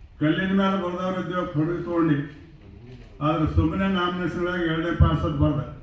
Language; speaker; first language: Kannada; non-native, local second language; Lambadi